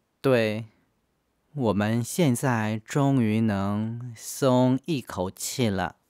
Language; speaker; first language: Chinese; non-native, fluent; Korean